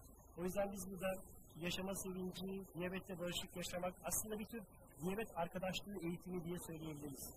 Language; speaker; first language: Turkish; native; Turkish